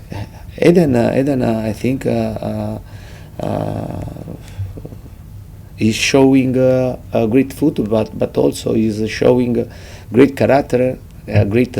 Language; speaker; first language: English; non-native, fluent; Italian